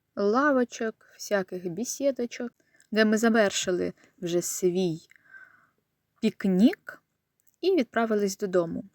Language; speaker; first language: Ukrainian; native; Ukrainian